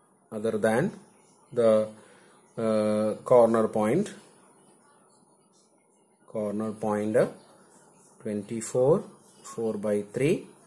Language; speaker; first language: English; non-native, local second language; Malayalam